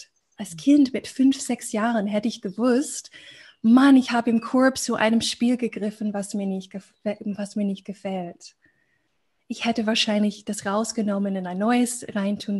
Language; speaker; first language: German; non-native, fluent; English